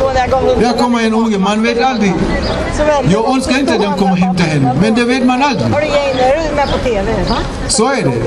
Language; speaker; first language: Swedish; non-native, fluent; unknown